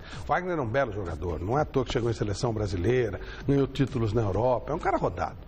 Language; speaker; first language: Portuguese; native; Portuguese